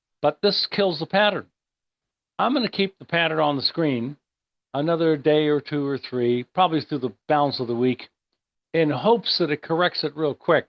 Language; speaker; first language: English; native; English